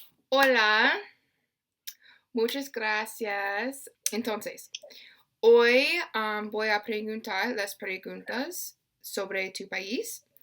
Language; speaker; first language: Spanish; non-native, learner; English